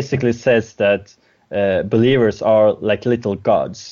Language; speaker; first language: English; non-native, fluent; Swedish